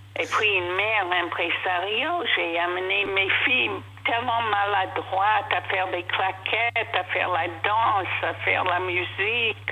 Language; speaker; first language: French; non-native, fluent; English